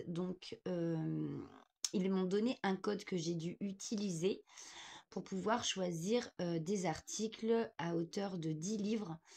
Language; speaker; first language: French; native; French